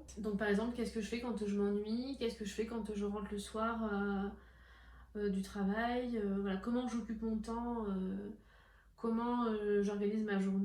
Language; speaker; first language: French; native; French